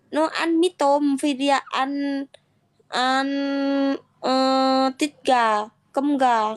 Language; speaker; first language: Vietnamese; non-native, learner; Indonesian